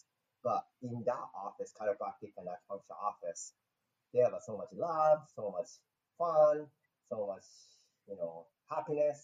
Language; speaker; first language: English; non-native, fluent; Japanese